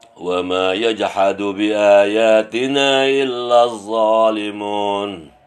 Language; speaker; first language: Arabic; non-native, learner; Indonesian